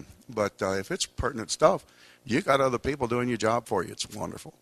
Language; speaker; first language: English; native; English